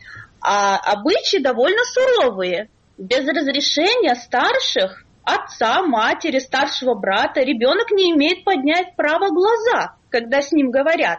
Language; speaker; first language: Russian; native; Russian